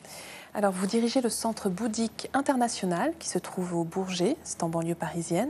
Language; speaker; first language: French; native; French